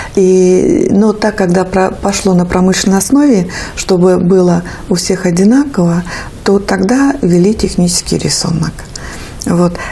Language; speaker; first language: Russian; native; Russian